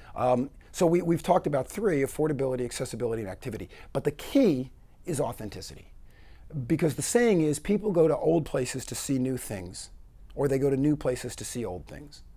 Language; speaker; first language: English; native; English